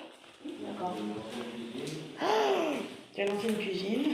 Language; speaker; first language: French; native; French